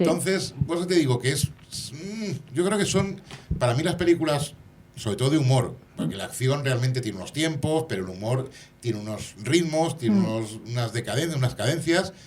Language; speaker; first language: Spanish; native; Spanish